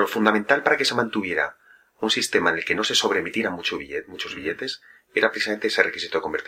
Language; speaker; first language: Spanish; native; Spanish